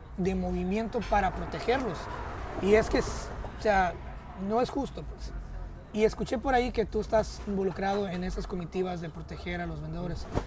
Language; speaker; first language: Spanish; early bilingual, heritage; Spanish